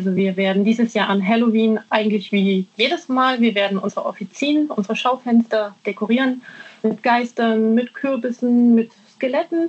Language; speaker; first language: German; native; German